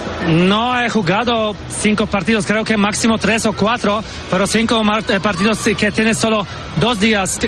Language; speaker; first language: Spanish; non-native, learner; Polish